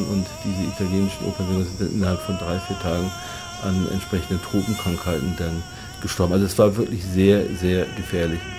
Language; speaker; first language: German; native; German